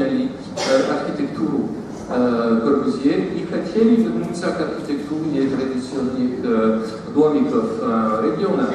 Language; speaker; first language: Russian; non-native, fluent; French